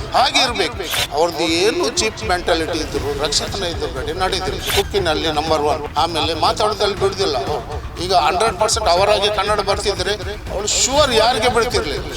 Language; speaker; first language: Kannada; non-native, local second language; Tulu